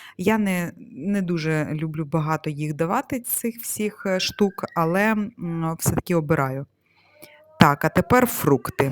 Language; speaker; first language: Ukrainian; non-native, local second language; Russian